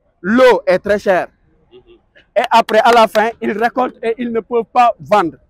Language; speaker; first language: French; non-native, local second language; Wolof